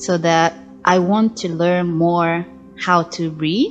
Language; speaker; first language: English; non-native, learner; Japanese